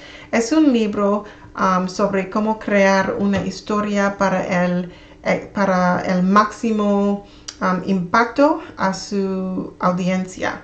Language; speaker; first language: Spanish; non-native, learner; English